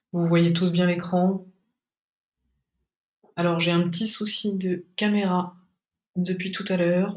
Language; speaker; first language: French; native; French